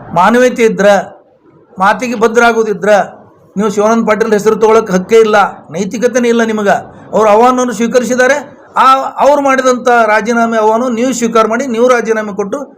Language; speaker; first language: Kannada; native; Kannada